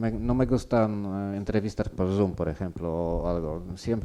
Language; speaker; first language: Spanish; non-native, learner; Polish